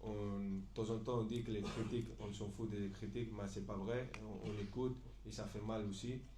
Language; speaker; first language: French; non-native, fluent; Spanish